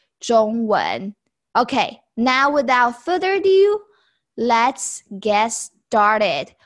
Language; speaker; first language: English; non-native, fluent; Chinese